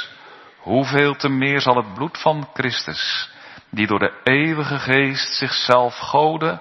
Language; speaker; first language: Dutch; native; Dutch